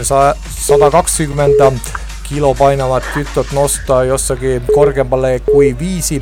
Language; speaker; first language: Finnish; non-native, learner; Estonian